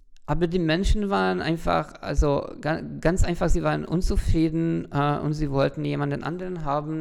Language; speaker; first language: German; non-native, fluent; Hungarian